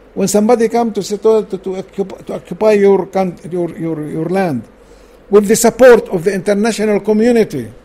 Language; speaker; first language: English; non-native, learner; Arabic